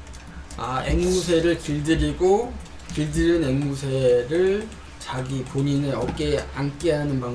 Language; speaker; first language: Korean; native; Korean